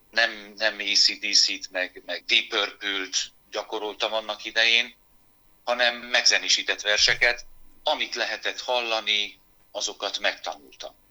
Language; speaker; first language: Hungarian; native; Hungarian